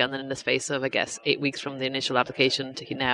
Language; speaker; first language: English; native; English